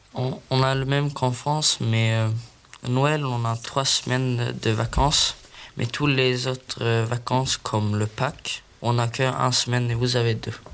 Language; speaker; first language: French; non-native, learner; Swedish